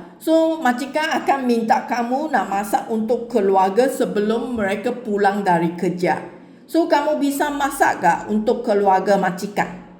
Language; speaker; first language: Malay; non-native, local second language; Chinese